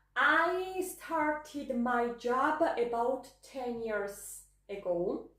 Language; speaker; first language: English; non-native, learner; Georgian